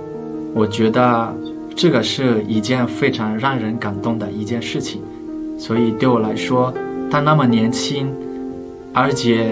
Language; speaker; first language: Chinese; non-native, fluent; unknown